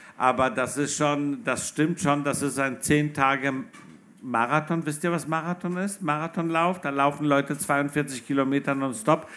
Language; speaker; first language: German; non-native, fluent; Polish